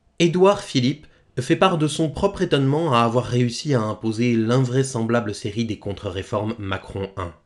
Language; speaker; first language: French; native; French